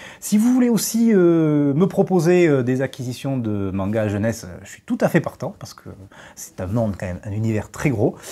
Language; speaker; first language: French; native; French